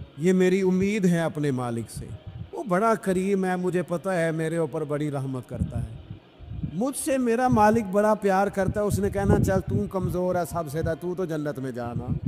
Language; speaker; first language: Urdu; non-native, local second language; Punjabi